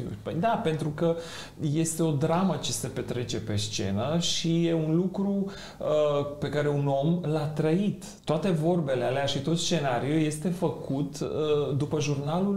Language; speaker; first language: Romanian; non-native, fluent; Macedonian